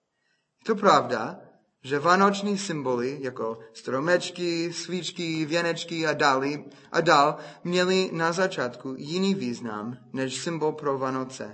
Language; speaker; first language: Czech; non-native, fluent; English